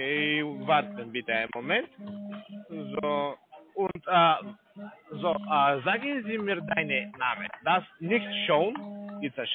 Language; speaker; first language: German; non-native, learner; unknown